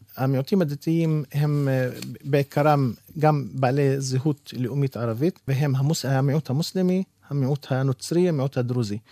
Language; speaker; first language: Hebrew; non-native, local second language; Arabic